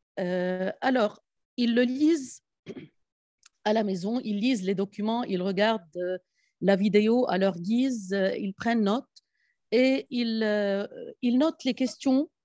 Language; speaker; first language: French; non-native, local second language; Arabic